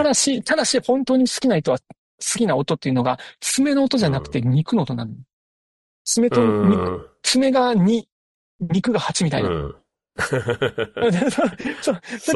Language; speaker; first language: Japanese; native; Japanese